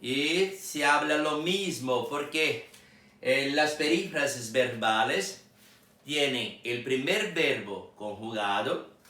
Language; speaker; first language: Spanish; non-native, fluent; Portuguese